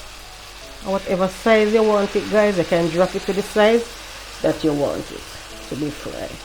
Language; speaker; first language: English; non-native, local second language; Jamaican Creole English